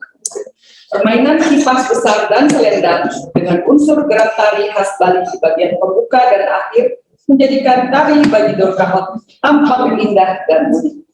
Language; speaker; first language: Indonesian; native; Indonesian